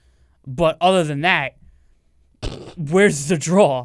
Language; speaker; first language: English; native; English